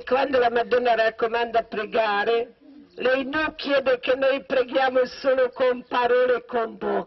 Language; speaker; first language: Italian; non-native, learner; Croatian